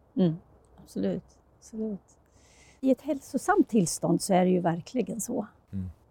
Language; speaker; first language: Swedish; native; Swedish